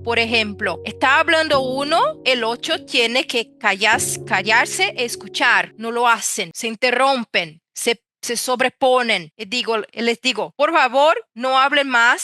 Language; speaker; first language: Spanish; non-native, fluent; Portuguese